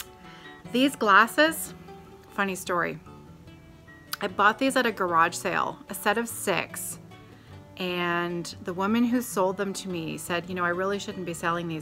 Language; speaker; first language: English; native; English